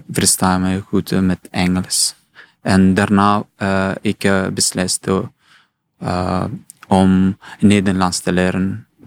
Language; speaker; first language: Dutch; non-native, learner; Persian